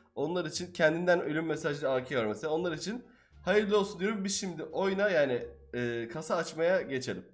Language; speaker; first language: Turkish; native; Turkish